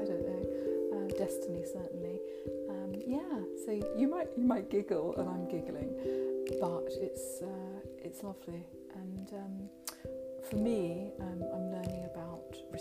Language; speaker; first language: English; native; English